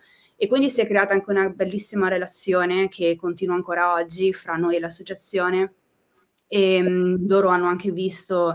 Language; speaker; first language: Italian; native; Italian